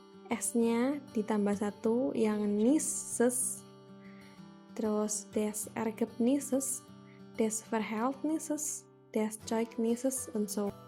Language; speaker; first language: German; non-native, fluent; Indonesian